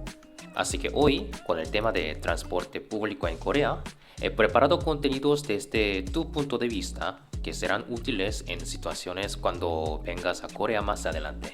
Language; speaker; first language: Spanish; non-native, fluent; Korean